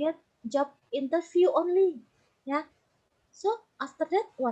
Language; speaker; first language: English; non-native, fluent; Indonesian